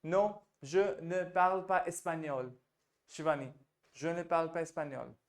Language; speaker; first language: French; non-native, fluent; Hindi